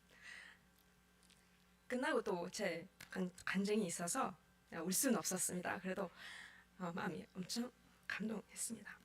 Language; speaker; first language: Korean; non-native, fluent; Mongolian